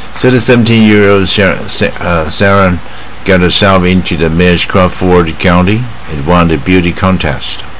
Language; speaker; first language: English; non-native, fluent; Chinese